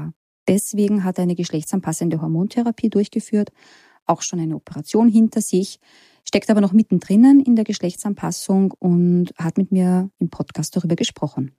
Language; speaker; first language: German; native; German